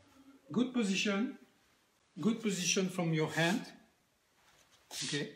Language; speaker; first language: English; non-native, learner; French